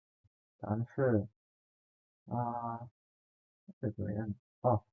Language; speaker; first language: Chinese; non-native, fluent; Indonesian